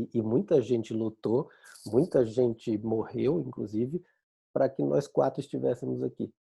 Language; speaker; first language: Portuguese; native; Portuguese